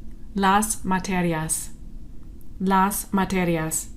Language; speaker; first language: Spanish; non-native, fluent; English